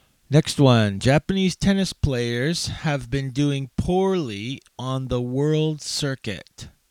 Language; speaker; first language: English; native; English